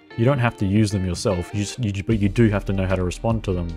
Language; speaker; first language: English; native; English